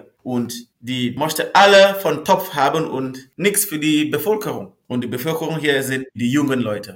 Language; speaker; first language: German; non-native, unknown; Northern Sotho